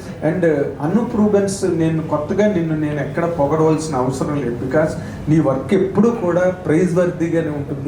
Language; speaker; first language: Telugu; native; Telugu